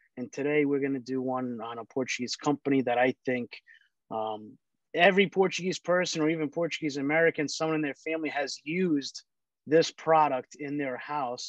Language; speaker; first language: English; early bilingual, other home language; Portuguese